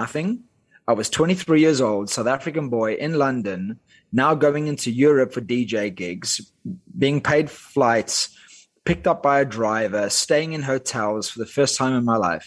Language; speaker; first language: English; non-native, local second language; Afrikaans